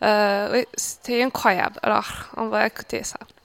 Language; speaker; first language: French; non-native, learner; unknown